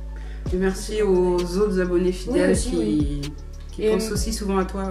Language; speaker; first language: French; native; French